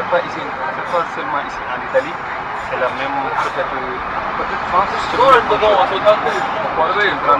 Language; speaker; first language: French; non-native, learner; Wolof